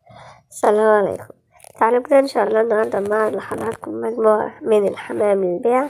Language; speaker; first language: Arabic; native; Arabic